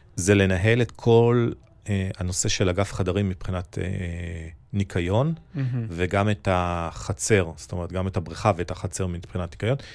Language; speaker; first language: Hebrew; early bilingual, other home language; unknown